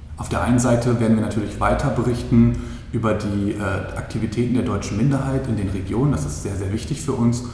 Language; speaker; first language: German; native; German